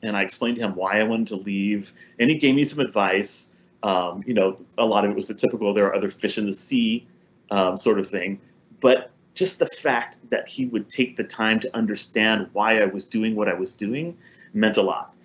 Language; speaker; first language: English; early bilingual, other home language; Spanish